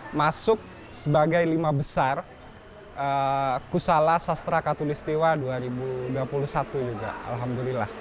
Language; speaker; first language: Indonesian; non-native, local second language; Madurese